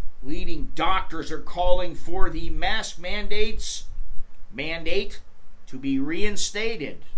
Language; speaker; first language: English; native; English